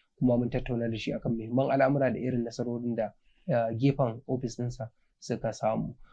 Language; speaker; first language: Hausa; native; Hausa